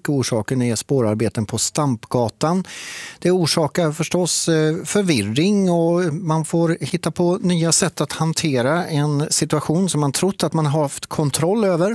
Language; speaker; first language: Swedish; native; Swedish